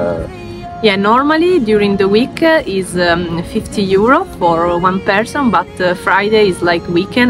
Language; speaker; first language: English; non-native, fluent; Italian